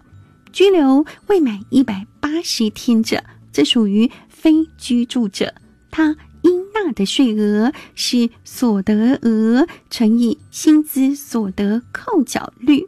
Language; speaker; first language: Chinese; native; Chinese